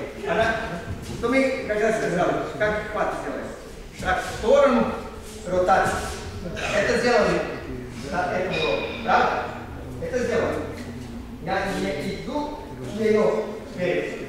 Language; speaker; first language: Russian; non-native, learner; Serbian